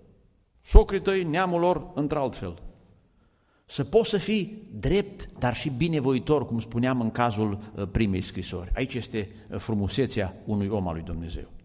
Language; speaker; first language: Romanian; native; Romanian